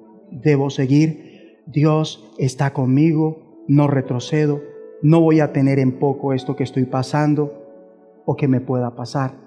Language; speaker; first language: Spanish; native; Spanish